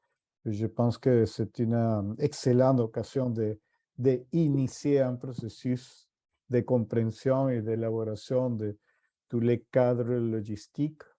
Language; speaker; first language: French; non-native, fluent; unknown